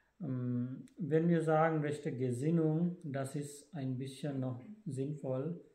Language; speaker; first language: German; non-native, fluent; Sinhala